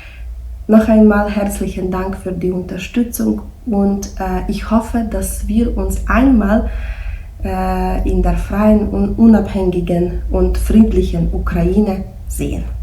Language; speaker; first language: German; early bilingual, heritage; German